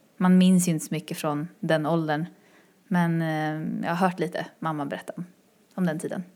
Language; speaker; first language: Swedish; early bilingual, other home language; Chinese